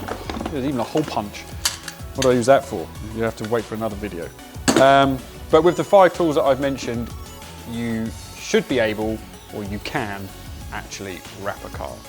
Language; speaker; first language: English; native; English